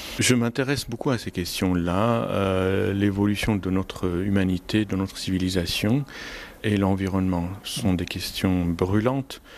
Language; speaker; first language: French; non-native, fluent; Arabic